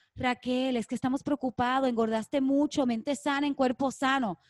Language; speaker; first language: Spanish; native; Spanish